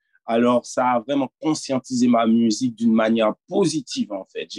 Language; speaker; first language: French; non-native, local second language; Haitian Creole